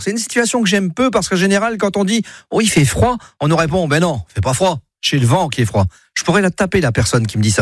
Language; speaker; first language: French; native; French